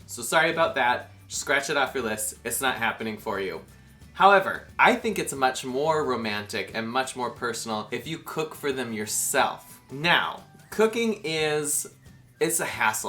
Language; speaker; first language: English; native; English